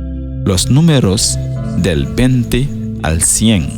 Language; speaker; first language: Spanish; non-native, fluent; Haitian Creole